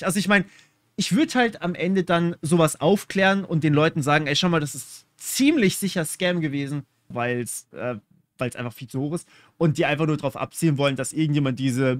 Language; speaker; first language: German; native; German